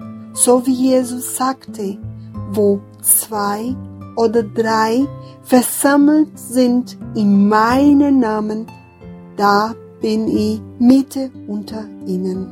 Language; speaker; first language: German; non-native, fluent; Portuguese